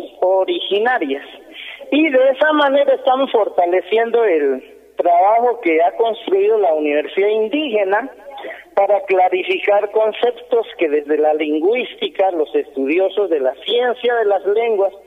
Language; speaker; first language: Spanish; non-native, local second language; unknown